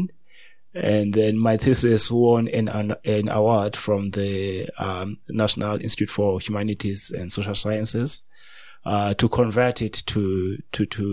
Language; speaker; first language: English; non-native, local second language; Xhosa